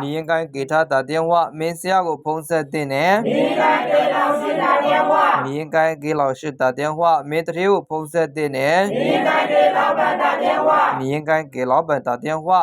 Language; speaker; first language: Chinese; non-native, fluent; Burmese